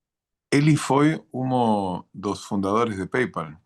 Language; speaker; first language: Portuguese; non-native, learner; Spanish